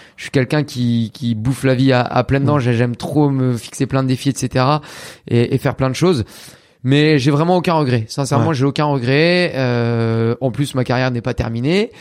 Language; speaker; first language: French; native; French